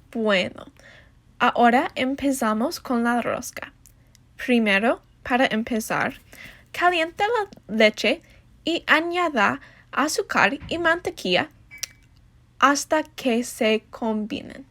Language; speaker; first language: Spanish; non-native, learner; English